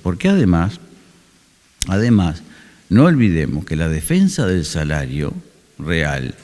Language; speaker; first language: Spanish; native; Spanish